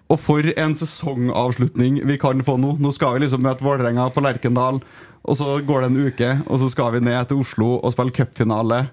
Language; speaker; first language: Norwegian; native; Norwegian